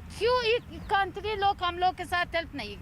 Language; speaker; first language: Hindi; non-native, learner; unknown